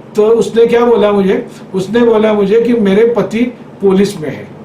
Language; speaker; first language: Hindi; non-native, local second language; Marathi